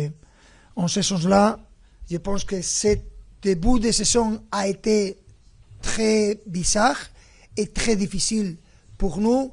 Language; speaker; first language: French; non-native, fluent; Spanish